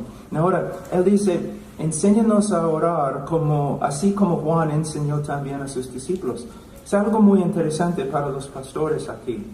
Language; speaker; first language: Spanish; non-native, fluent; English